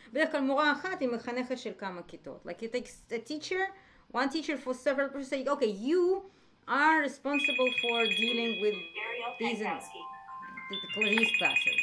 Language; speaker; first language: Hebrew; native; Hebrew